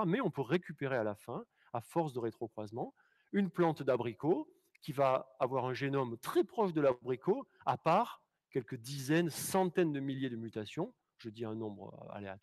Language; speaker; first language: French; native; French